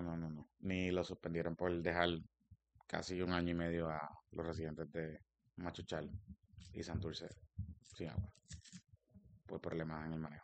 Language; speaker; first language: Spanish; native; Spanish